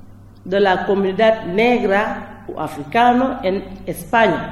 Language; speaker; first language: Spanish; non-native, learner; French